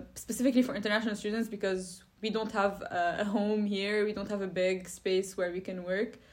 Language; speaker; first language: English; non-native, fluent; Arabic